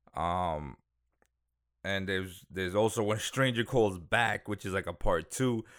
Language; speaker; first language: English; native; English